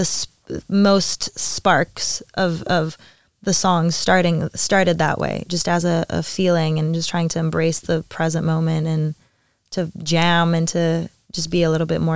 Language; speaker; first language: English; native; English